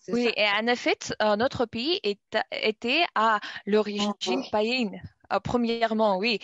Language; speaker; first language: French; non-native, learner; Russian